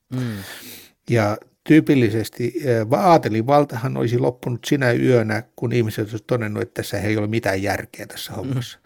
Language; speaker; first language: Finnish; native; Finnish